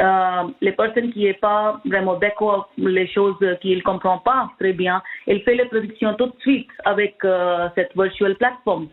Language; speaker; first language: French; non-native, learner; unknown